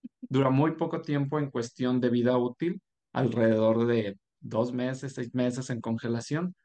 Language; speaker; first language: Spanish; native; Spanish